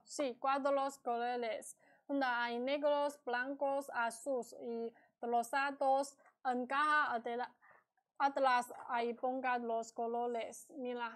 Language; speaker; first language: Spanish; non-native, learner; Chinese